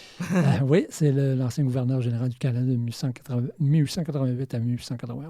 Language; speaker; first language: French; native; French